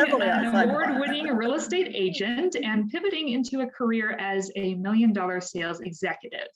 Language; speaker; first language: English; native; English